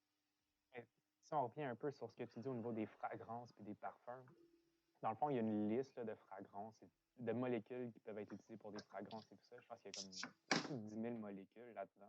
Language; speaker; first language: French; native; French